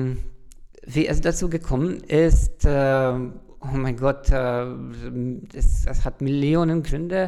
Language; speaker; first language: German; non-native, fluent; Hungarian